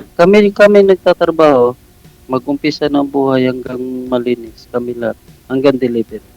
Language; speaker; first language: Filipino; non-native, local second language; Cebuano